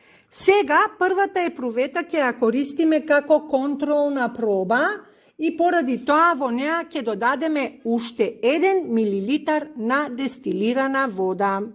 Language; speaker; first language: Macedonian; native; Macedonian